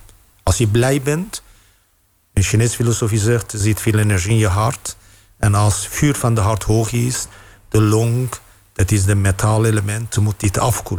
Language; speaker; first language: Dutch; non-native, fluent; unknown